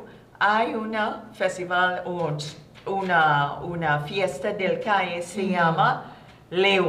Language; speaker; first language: Spanish; non-native, learner; English